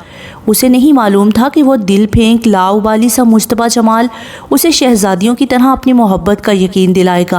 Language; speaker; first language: Urdu; native; Urdu